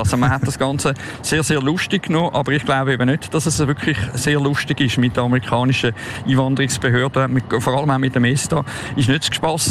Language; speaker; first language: German; native; German